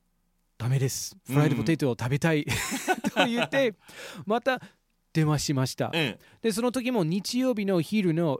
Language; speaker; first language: Japanese; non-native, fluent; English